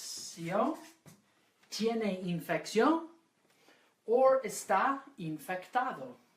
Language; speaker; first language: Spanish; non-native, fluent; English